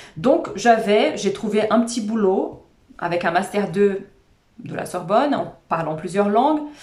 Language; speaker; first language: French; non-native, fluent; Portuguese